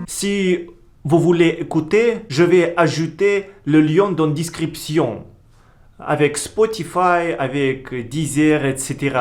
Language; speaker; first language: French; non-native, learner; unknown